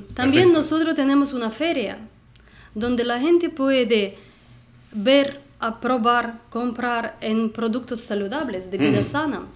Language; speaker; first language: Spanish; non-native, learner; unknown